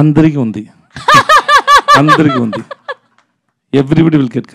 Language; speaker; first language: Telugu; non-native, learner; Tamil